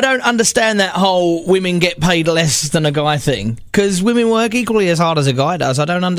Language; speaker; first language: English; native; English